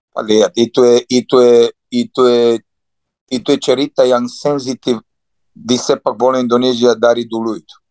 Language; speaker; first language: Indonesian; non-native, fluent; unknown